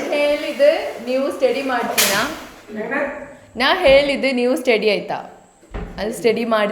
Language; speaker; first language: Kannada; non-native, learner; Malayalam